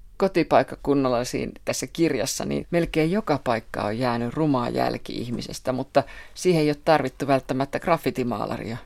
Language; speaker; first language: Finnish; native; Finnish